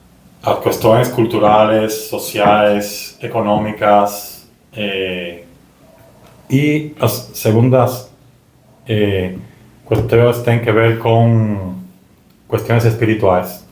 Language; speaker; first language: Portuguese; non-native, learner; Spanish